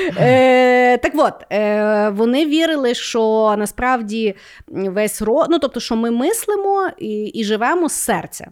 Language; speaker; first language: Ukrainian; non-native, local second language; Russian